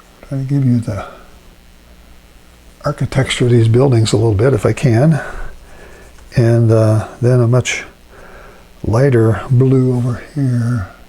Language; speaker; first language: English; native; English